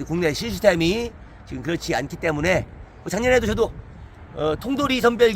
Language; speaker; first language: Korean; native; Korean